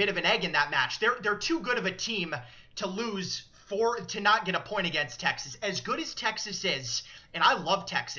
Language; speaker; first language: English; native; English